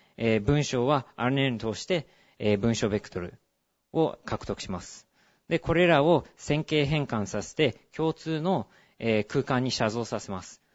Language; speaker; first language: Japanese; early bilingual, heritage; Japanese